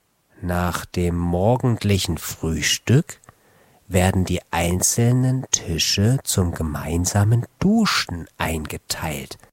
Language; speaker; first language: German; native; German